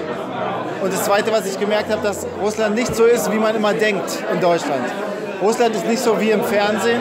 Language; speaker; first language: German; native; German